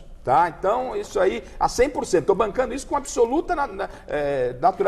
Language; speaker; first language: Portuguese; native; Portuguese